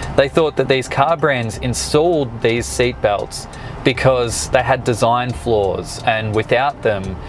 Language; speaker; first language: English; native; English